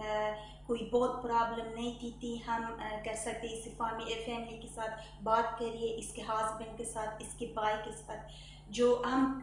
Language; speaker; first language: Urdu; non-native, learner; Persian